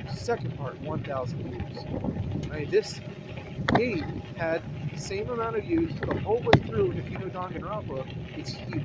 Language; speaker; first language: English; native; English